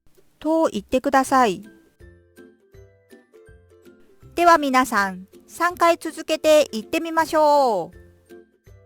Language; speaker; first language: Japanese; non-native, fluent; Korean